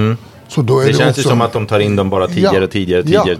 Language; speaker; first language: Swedish; native; Swedish